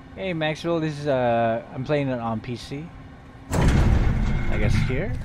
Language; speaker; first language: English; non-native, local second language; Filipino